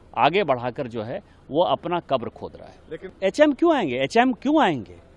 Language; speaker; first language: Hindi; native; Hindi